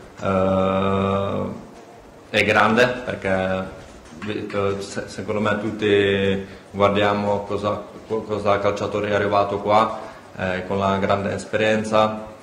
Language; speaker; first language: Italian; non-native, learner; Czech